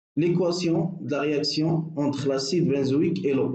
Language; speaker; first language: French; non-native, local second language; Arabic